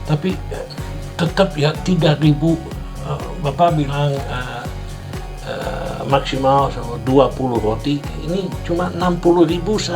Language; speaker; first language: Indonesian; non-native, fluent; Dutch